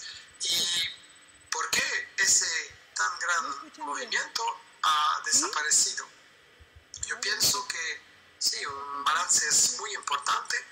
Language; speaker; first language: Spanish; non-native, fluent; French